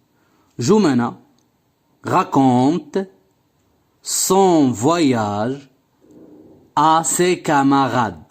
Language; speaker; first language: French; non-native, local second language; Arabic